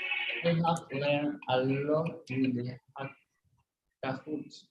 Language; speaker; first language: English; non-native, learner; Spanish